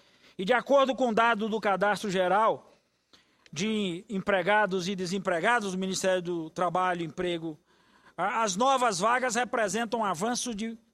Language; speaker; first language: Portuguese; native; Portuguese